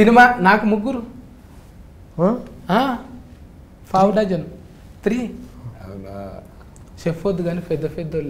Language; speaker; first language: Telugu; native; Telugu